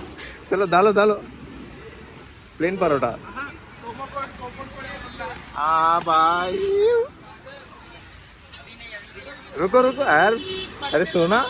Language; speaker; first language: Hindi; non-native, local second language; Telugu